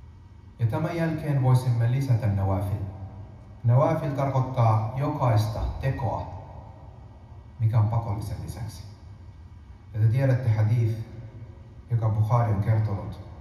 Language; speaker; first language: Finnish; early bilingual, other home language; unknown